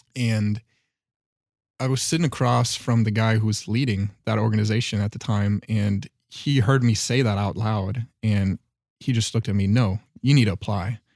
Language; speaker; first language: English; non-native, fluent; German